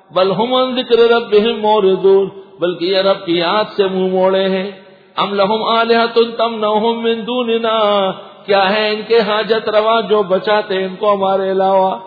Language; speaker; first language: Urdu; non-native, local second language; Pashto